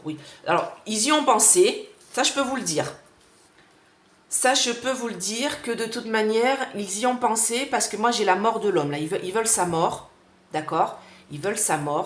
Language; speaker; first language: French; native; French